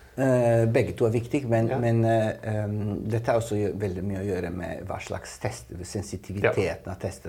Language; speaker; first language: Norwegian; non-native, fluent; Italian